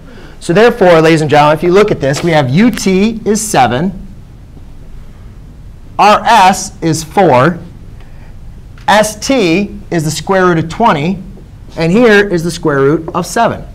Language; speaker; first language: English; native; English